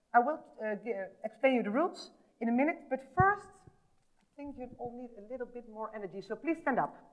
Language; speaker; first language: English; non-native, fluent; Dutch